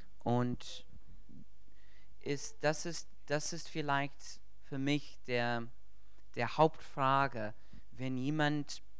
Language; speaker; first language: German; non-native, learner; English